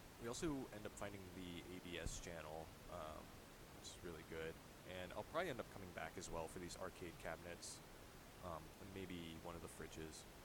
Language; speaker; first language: English; native; English